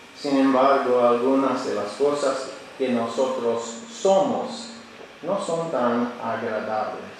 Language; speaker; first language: Spanish; non-native, learner; English